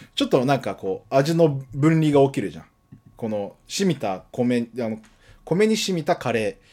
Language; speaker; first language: Japanese; native; Japanese